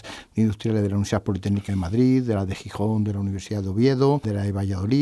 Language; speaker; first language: Spanish; native; Spanish